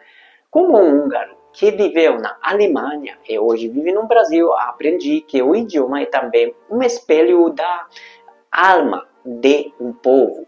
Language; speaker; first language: Portuguese; non-native, fluent; Hungarian